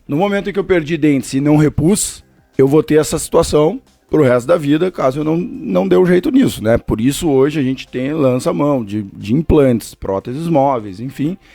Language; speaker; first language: Portuguese; native; Portuguese